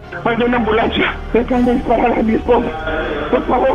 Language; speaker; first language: Spanish; native; Spanish